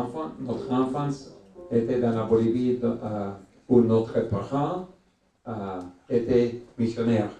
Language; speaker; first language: French; non-native, learner; English